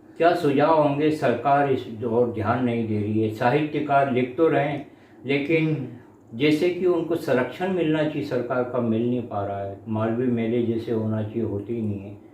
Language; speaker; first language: Hindi; native; Hindi